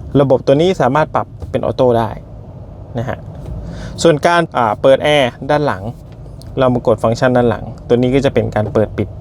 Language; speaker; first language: Thai; native; Thai